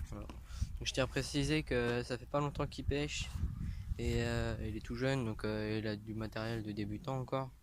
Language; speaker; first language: French; native; French